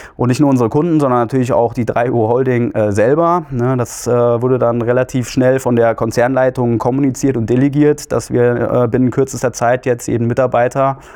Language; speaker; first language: German; native; German